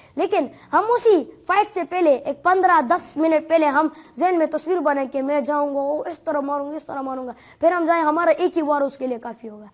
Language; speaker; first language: Urdu; non-native, local second language; Pashto